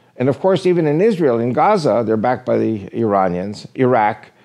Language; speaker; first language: English; native; English